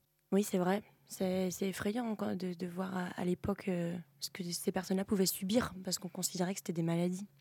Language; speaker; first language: French; native; French